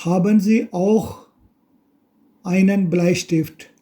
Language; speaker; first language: German; non-native, fluent; Urdu